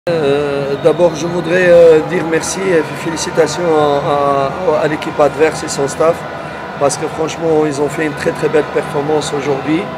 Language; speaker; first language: French; non-native, local second language; Arabic